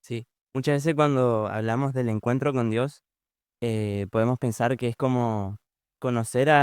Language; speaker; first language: Spanish; native; Spanish